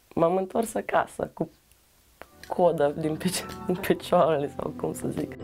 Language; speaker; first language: Romanian; non-native, fluent; Russian